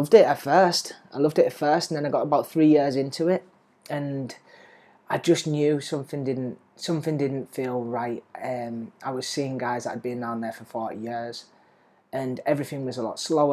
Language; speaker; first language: English; native; English